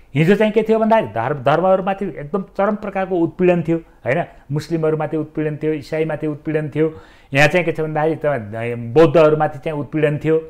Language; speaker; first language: Nepali; native; Nepali